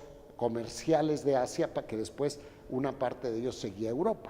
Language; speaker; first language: Spanish; native; Spanish